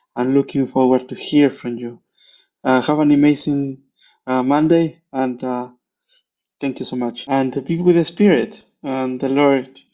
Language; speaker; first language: English; non-native, fluent; Spanish